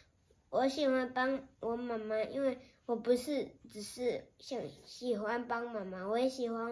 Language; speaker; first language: Chinese; early bilingual, heritage; Chinese